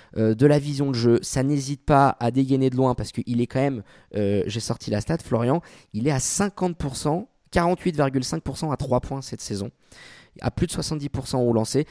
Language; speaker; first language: French; native; French